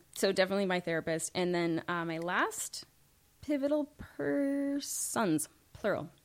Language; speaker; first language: English; native; English